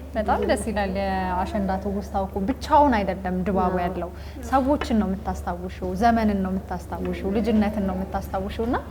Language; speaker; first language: Amharic; native; Amharic